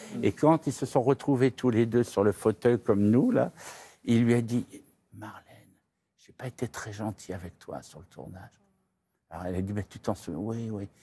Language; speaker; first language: French; native; French